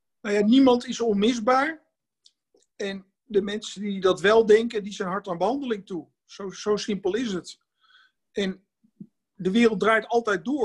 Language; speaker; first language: Dutch; native; Dutch